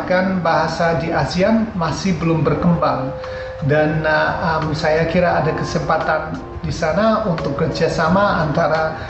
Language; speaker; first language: Indonesian; non-native, fluent; English